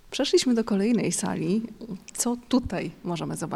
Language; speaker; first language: Polish; native; Polish